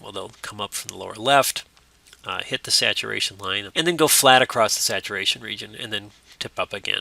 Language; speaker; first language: English; native; English